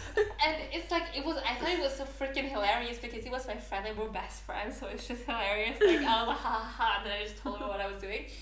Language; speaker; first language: English; non-native, fluent; Norwegian